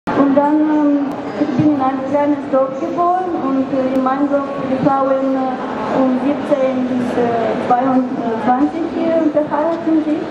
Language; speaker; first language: German; non-native, learner; Romanian